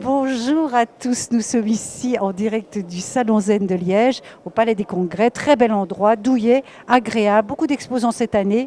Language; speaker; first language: French; native; French